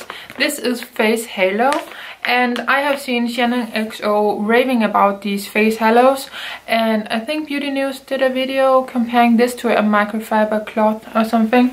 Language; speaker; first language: English; non-native, fluent; Danish